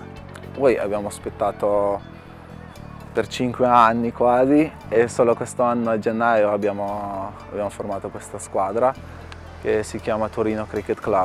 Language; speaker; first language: Italian; non-native, fluent; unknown